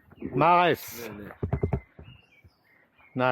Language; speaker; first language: English; non-native, learner; French